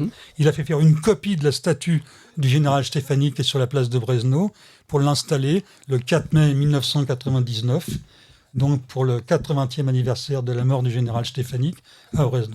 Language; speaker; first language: French; native; French